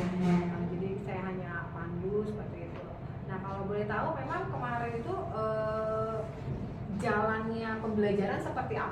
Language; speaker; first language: Malay; native; Malay